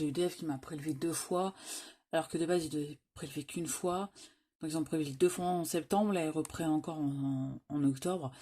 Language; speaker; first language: French; native; French